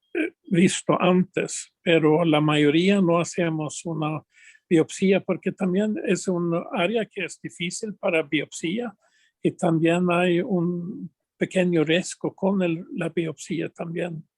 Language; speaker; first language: Spanish; non-native, fluent; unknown